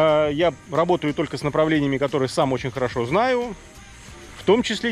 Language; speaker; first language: Russian; native; Russian